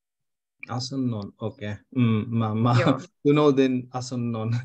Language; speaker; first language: Finnish; non-native, learner; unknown